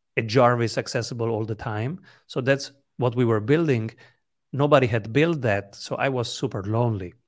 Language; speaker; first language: English; non-native, fluent; Italian